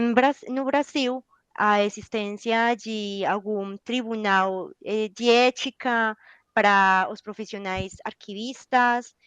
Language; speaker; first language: Portuguese; non-native, learner; Spanish